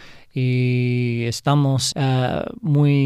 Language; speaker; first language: Spanish; non-native, fluent; English